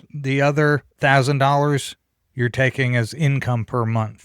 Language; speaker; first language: English; native; English